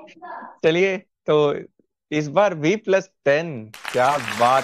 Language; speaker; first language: Hindi; native; Hindi